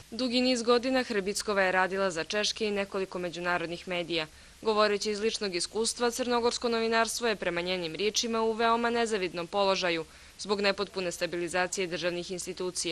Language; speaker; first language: Bosnian; native; Bosnian